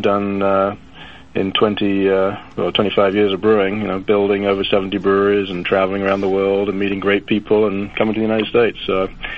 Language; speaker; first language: English; native; English